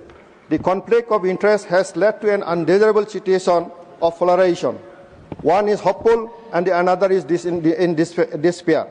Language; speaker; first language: English; non-native, local second language; Bodo